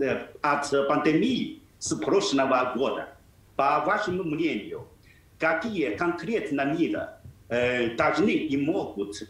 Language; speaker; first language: Russian; non-native, fluent; Chinese